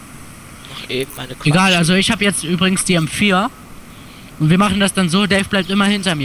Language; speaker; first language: German; native; German